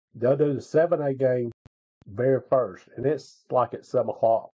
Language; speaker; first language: English; native; English